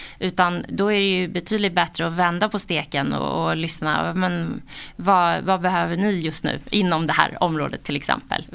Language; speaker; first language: Swedish; native; Swedish